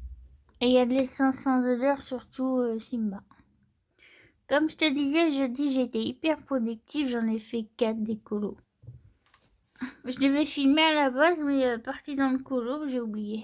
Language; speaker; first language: French; native; French